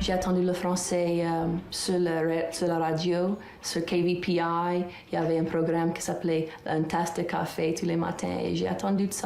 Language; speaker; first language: French; non-native, fluent; English